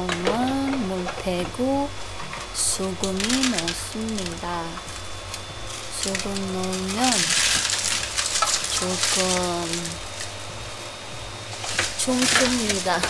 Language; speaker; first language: Korean; non-native, learner; Filipino